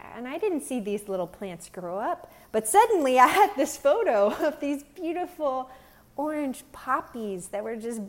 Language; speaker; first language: English; native; English